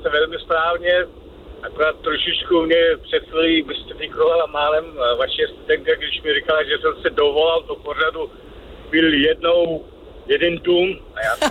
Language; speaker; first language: Czech; non-native, fluent; Persian